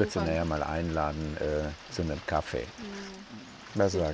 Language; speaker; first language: German; native; German